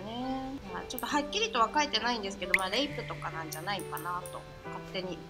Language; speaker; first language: Japanese; native; Japanese